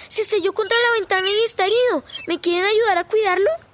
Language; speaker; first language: Spanish; native; Spanish